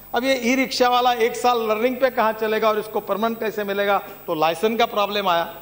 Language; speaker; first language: Hindi; non-native, local second language; Marathi